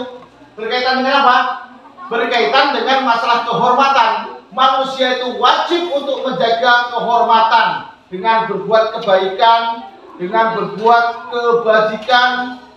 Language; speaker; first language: Indonesian; native; Indonesian